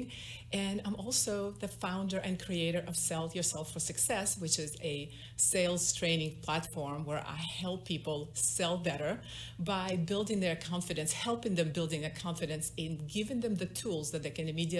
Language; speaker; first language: English; non-native, fluent; Russian